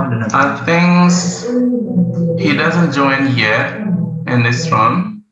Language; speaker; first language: English; non-native, learner; Indonesian